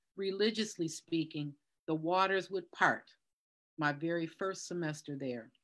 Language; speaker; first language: English; native; English